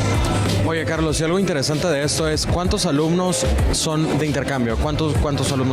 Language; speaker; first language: Spanish; native; Spanish